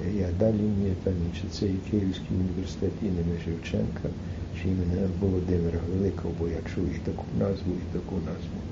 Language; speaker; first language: Ukrainian; early bilingual, heritage; Ukrainian